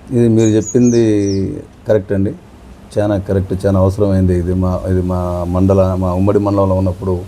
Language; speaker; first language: Telugu; non-native, local second language; Lambadi